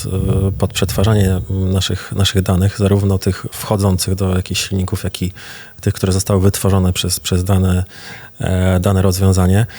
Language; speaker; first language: Polish; native; Polish